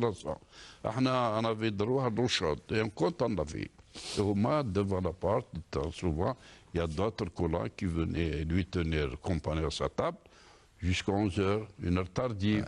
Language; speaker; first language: French; non-native, local second language; Kabyle